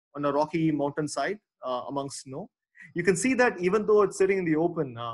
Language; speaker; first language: English; non-native, local second language; Tamil